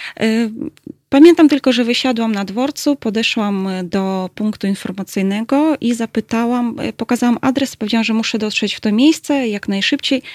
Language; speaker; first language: Polish; early bilingual, heritage; Russian